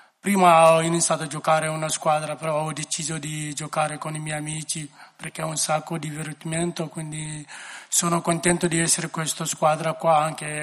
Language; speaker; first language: Italian; non-native, learner; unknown